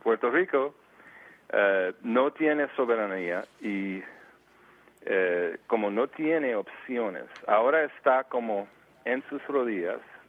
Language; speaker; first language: Spanish; early bilingual, heritage; Spanish